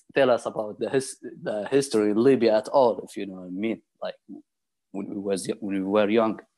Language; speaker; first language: English; non-native, fluent; Arabic